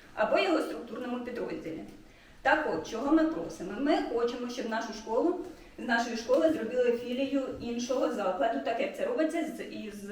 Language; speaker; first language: Ukrainian; native; Ukrainian